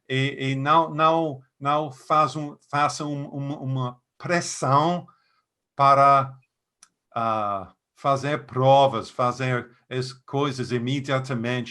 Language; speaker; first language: Portuguese; non-native, fluent; English